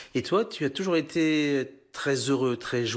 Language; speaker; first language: French; native; French